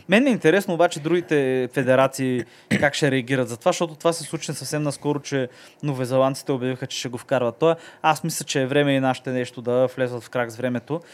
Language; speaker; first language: Bulgarian; native; Bulgarian